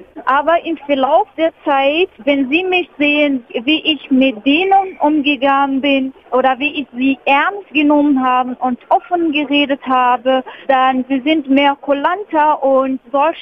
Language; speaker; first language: German; non-native, fluent; Arabic